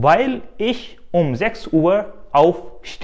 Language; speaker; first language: German; non-native, fluent; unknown